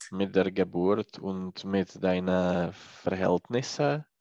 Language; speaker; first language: German; non-native, learner; Czech